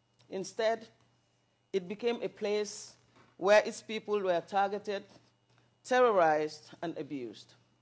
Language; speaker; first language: English; non-native, local second language; Wolof